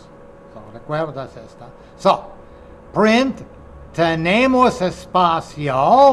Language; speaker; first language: Spanish; non-native, fluent; English